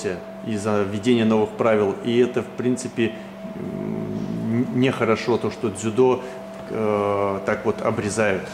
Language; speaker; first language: Russian; native; Russian